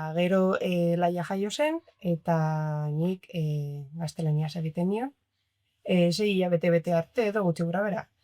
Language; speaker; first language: Basque; non-native, local second language; Spanish